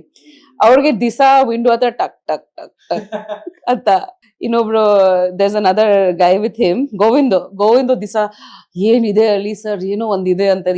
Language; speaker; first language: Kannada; non-native, fluent; Bangla